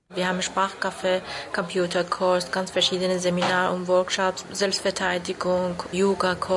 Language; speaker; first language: German; non-native, fluent; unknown